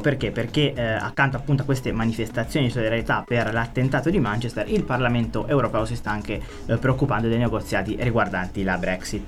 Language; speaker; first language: Italian; native; Italian